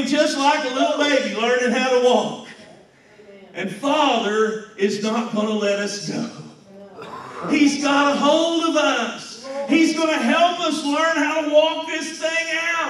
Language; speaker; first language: English; native; English